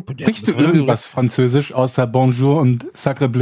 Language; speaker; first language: German; native; German